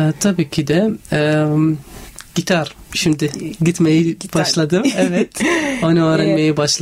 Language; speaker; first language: Turkish; non-native, learner; Arabic